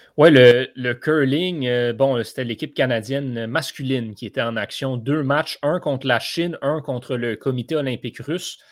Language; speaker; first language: French; native; French